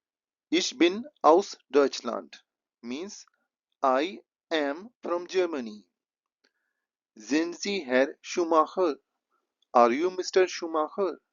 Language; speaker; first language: German; non-native, fluent; Hindi